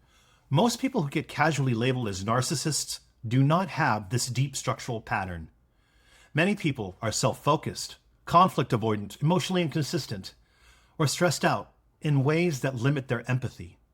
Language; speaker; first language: English; native; English